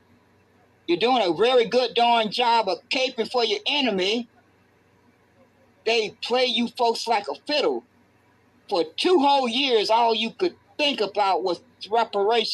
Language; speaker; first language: English; native; English